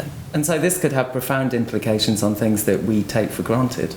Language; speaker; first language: English; native; English